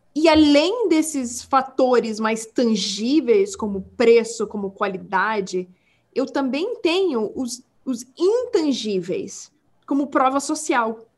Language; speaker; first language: Portuguese; non-native, local second language; English